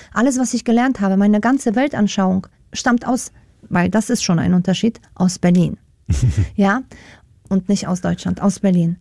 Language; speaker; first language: German; non-native, fluent; Polish